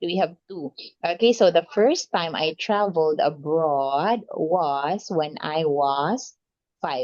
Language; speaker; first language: English; non-native, local second language; Filipino